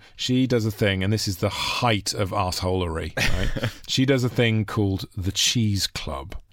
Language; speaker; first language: English; native; English